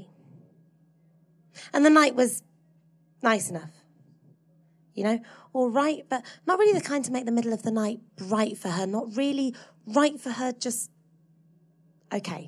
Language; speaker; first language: English; native; English